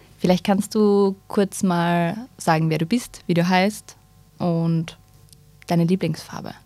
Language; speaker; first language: German; native; German